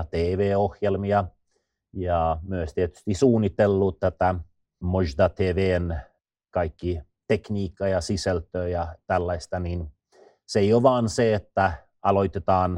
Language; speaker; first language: Finnish; non-native, fluent; Swedish